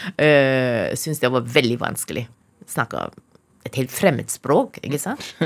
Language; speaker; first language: Norwegian; non-native, fluent; Chinese